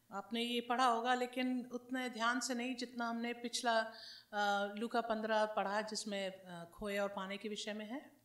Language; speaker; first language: Hindi; native; Hindi